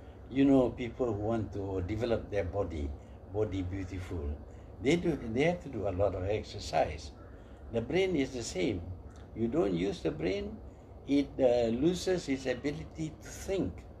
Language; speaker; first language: English; non-native, local second language; Malay